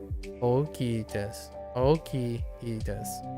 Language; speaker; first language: Japanese; non-native, learner; English